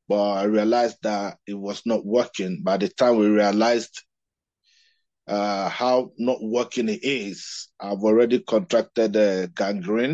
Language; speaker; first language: English; non-native, local second language; Igbo